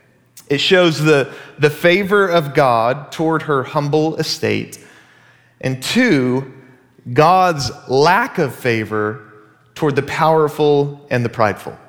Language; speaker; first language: English; native; English